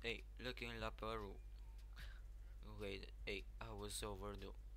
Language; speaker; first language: English; non-native, fluent; Romanian